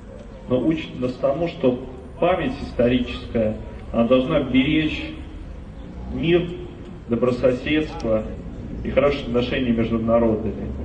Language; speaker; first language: Russian; native; Russian